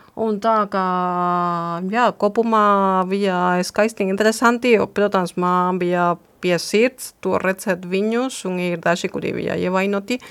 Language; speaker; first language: Latvian; non-native, fluent; Spanish